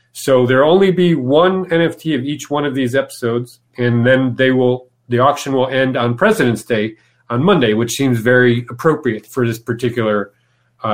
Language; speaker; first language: English; native; English